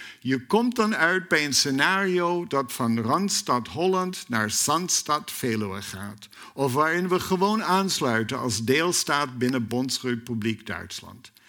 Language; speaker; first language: Dutch; non-native, fluent; English